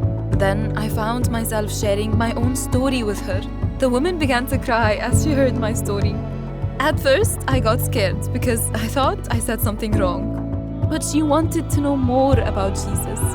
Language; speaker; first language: English; non-native, fluent; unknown